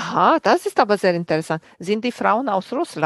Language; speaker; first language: German; native; German